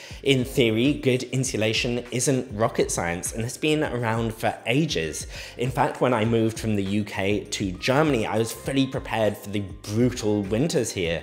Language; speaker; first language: English; native; English